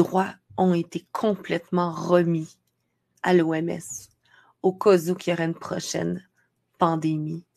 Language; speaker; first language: French; native; French